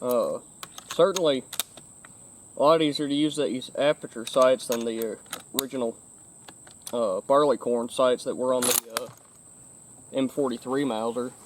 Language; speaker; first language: English; native; English